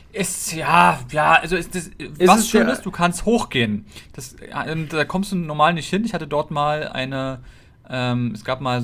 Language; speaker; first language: German; native; German